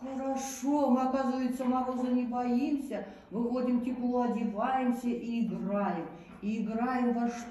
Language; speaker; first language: Russian; non-native, local second language; Kazakh